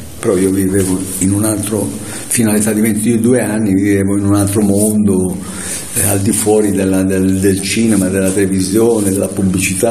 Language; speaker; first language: Italian; native; Italian